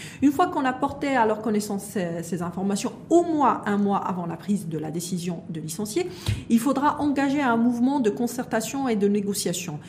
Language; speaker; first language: French; non-native, local second language; Arabic